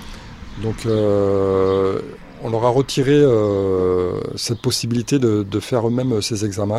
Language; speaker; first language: French; native; French